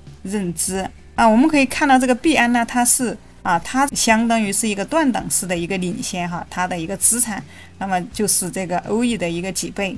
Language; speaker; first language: Chinese; native; Chinese